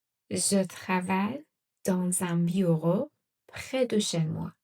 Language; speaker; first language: French; non-native, fluent; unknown